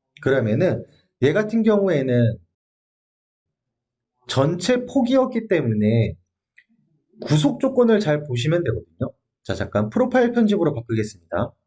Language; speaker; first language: Korean; native; Korean